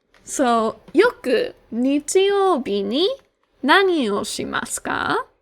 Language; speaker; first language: Japanese; non-native, fluent; English